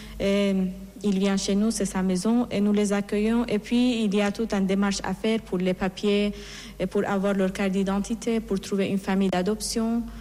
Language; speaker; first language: French; non-native, fluent; Persian